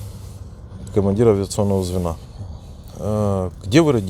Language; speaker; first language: Russian; native; Russian